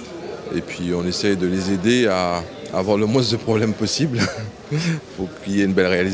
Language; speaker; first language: French; native; French